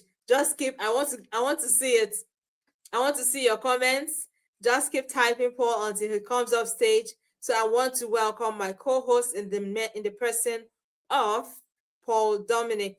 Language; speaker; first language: English; non-native, local second language; Igbo